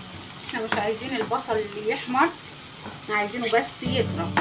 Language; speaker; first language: Arabic; native; Arabic